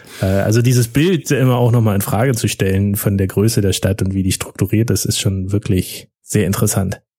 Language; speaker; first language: German; native; German